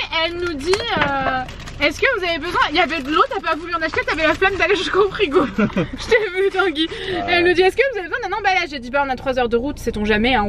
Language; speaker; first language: French; native; French